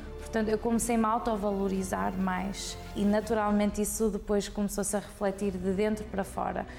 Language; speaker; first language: Portuguese; early bilingual, heritage; Portuguese